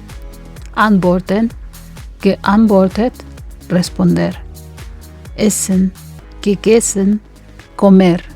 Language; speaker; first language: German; non-native, fluent; Spanish